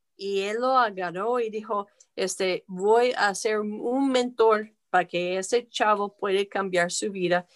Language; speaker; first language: Spanish; non-native, fluent; English